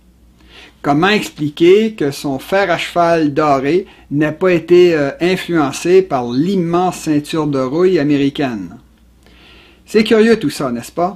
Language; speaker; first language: French; native; French